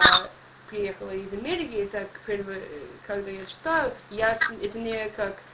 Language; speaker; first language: Russian; non-native, learner; English